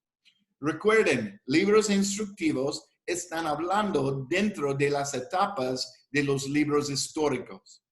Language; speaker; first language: Spanish; non-native, fluent; English